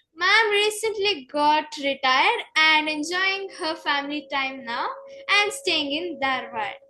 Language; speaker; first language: English; non-native, local second language; Kannada